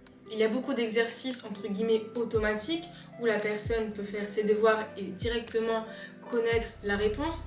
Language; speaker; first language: French; native; French